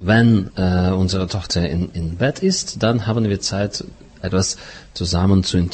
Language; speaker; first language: German; non-native, fluent; Russian